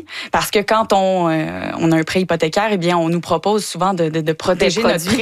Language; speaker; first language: French; native; French